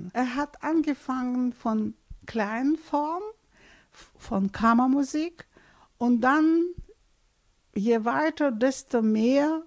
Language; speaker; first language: German; non-native, fluent; Russian